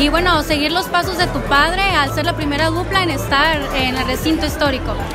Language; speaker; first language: Spanish; native; Spanish